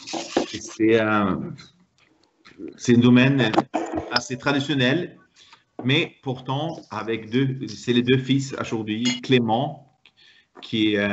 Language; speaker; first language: French; non-native, fluent; Swedish